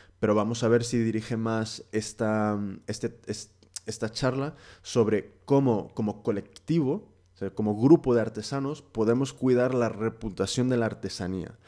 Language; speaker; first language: Spanish; early bilingual, heritage; Spanish